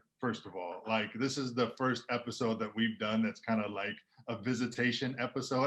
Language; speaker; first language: English; native; English